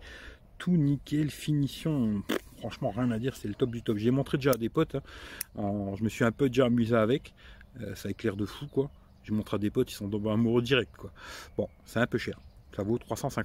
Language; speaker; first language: French; native; French